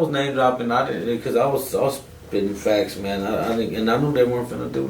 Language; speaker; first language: English; native; English